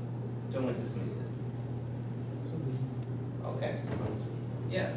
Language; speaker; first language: Chinese; non-native, learner; English